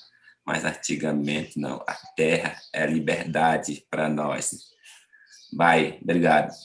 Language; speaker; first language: Portuguese; non-native, local second language; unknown